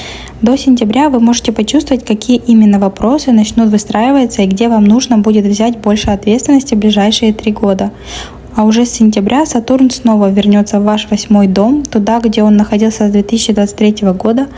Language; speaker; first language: Russian; native; Russian